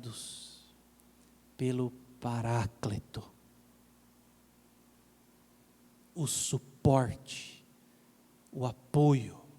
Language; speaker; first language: Portuguese; native; Portuguese